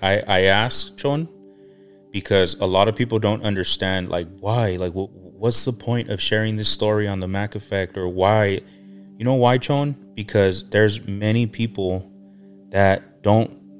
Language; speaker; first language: English; early bilingual, other home language; Spanish